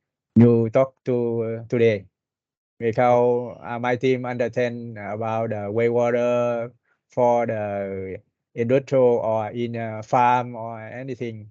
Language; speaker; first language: English; non-native, learner; Vietnamese